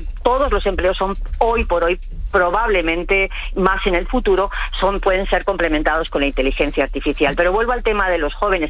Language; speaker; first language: Spanish; native; Spanish